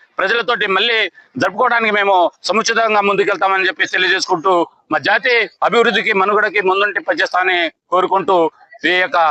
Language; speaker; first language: Telugu; non-native, local second language; Lambadi